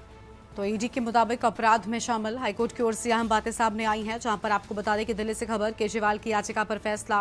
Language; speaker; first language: Hindi; native; Hindi